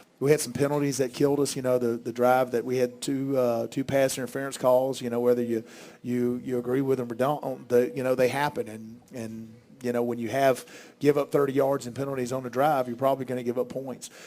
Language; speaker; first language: English; native; English